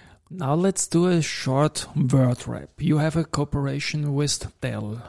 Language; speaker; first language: English; non-native, fluent; German